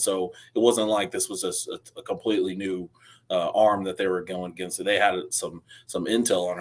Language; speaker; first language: English; native; English